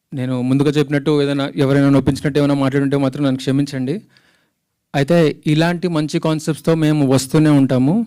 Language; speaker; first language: Telugu; native; Telugu